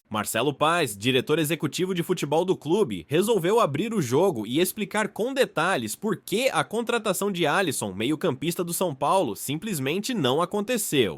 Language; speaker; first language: Portuguese; native; Portuguese